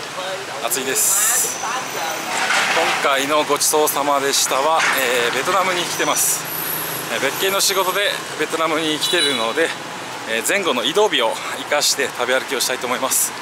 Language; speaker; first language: Japanese; native; Japanese